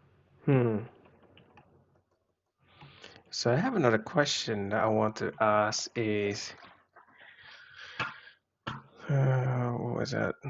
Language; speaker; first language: English; non-native, fluent; Vietnamese